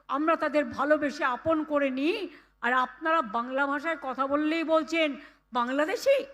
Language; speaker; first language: Bangla; native; Bangla